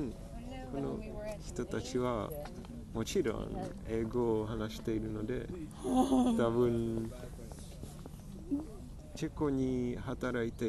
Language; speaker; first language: Japanese; non-native, learner; Czech